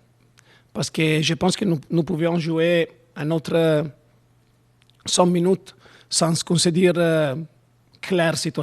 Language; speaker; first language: French; non-native, learner; Italian